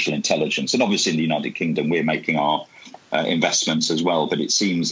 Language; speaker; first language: English; native; English